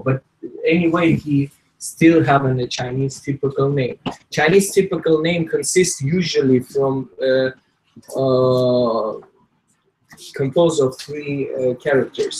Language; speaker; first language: English; non-native, fluent; Russian